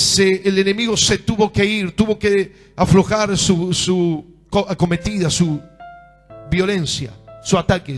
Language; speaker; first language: Spanish; native; Spanish